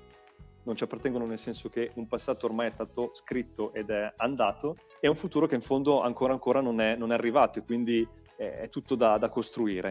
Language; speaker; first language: Italian; native; Italian